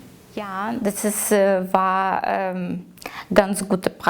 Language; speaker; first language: German; non-native, learner; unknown